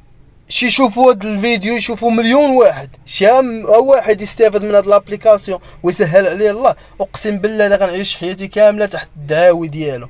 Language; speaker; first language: Arabic; native; Arabic